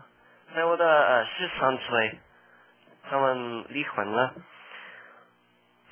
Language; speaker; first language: Chinese; non-native, learner; English